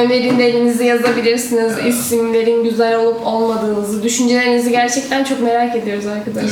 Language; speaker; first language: Turkish; native; Turkish